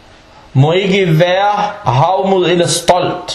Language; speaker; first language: Danish; early bilingual, other home language; Arabic